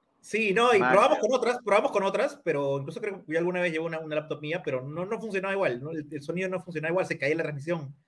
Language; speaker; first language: Spanish; native; Spanish